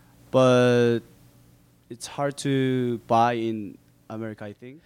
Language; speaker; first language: English; non-native, learner; Korean